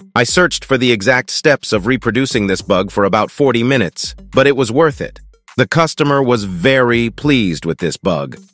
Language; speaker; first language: English; non-native, fluent; Russian